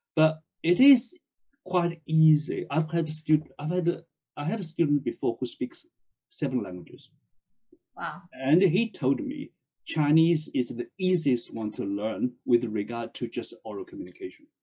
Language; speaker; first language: English; non-native, fluent; Chinese